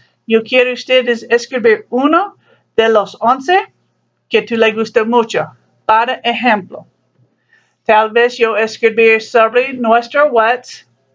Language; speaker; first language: Spanish; non-native, learner; English